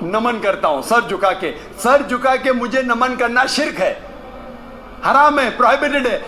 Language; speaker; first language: Hindi; non-native, local second language; Konkani